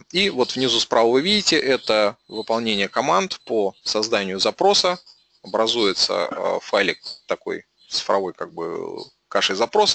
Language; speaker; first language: Russian; native; Russian